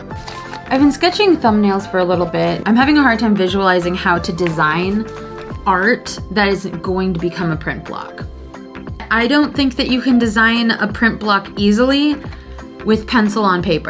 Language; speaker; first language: English; native; English